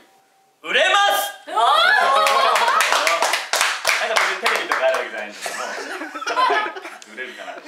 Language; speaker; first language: Japanese; native; Japanese